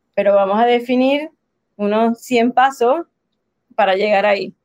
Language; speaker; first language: Spanish; native; Spanish